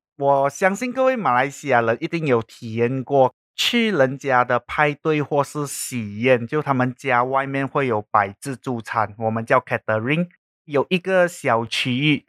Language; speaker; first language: Chinese; native; Chinese